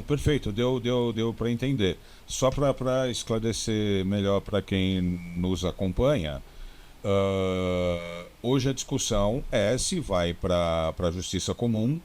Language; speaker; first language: Portuguese; native; Portuguese